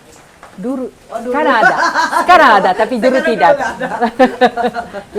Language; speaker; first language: Indonesian; non-native, fluent; Japanese